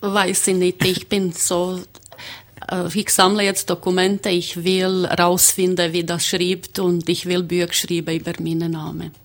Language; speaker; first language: German; non-native, learner; Croatian